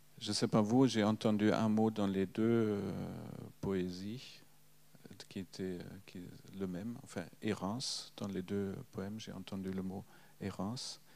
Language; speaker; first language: French; non-native, fluent; German